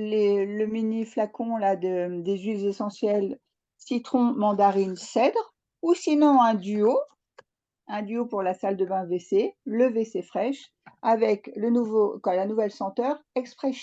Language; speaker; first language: French; native; French